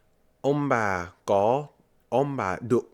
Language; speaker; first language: Vietnamese; non-native, learner; English